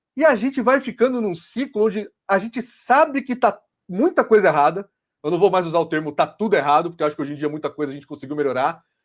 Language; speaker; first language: Portuguese; native; Portuguese